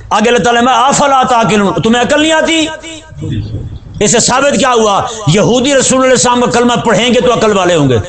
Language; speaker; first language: Urdu; non-native, local second language; Punjabi